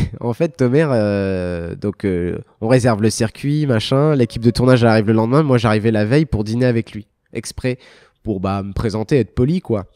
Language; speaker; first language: French; early bilingual, other home language; Arabic